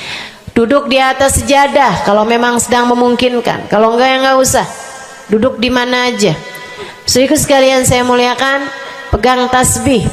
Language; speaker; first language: Indonesian; native; Indonesian